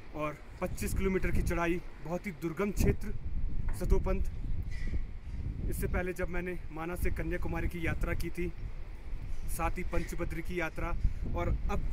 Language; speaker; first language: Hindi; native; Hindi